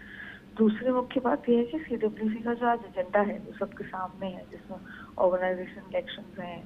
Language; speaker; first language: Hindi; native; Hindi